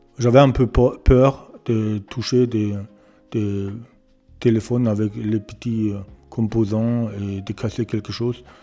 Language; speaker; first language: French; non-native, learner; German